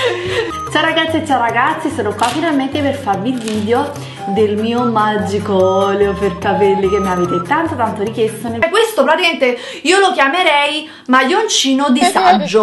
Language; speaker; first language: Italian; native; Italian